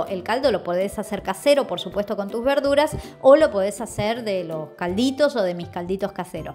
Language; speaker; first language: Spanish; native; Spanish